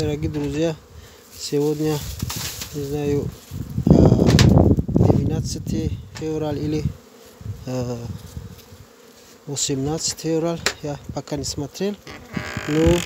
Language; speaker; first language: Russian; non-native, learner; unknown